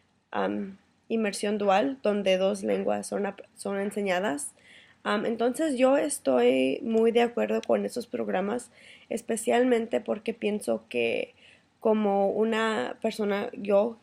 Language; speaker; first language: Spanish; early bilingual, heritage; Spanish